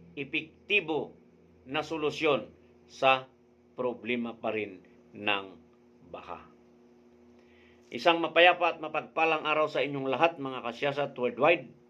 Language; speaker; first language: Filipino; non-native, local second language; Iloko